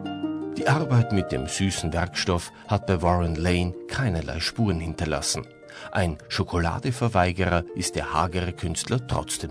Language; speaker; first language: German; native; German